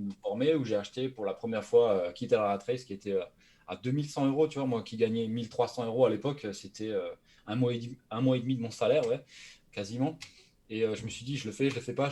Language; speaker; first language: French; native; French